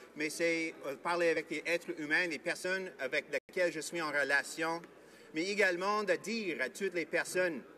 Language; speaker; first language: French; non-native, fluent; English